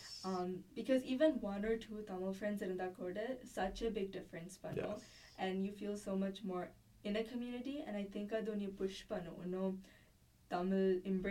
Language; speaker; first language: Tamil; early bilingual, heritage; Tamil